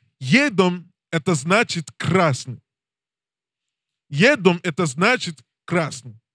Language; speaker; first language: Russian; non-native, learner; English